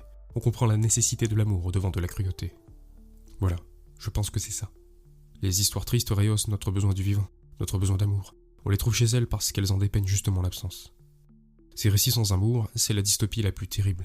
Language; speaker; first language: French; native; French